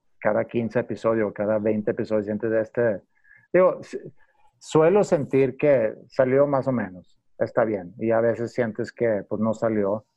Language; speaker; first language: Spanish; non-native, fluent; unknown